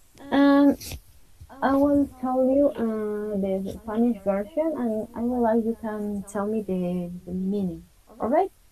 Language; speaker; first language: English; non-native, fluent; Spanish